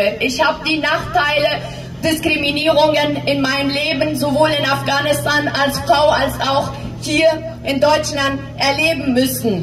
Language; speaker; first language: German; non-native, fluent; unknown